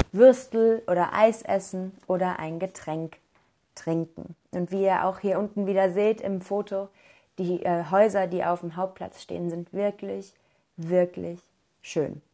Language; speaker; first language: German; native; German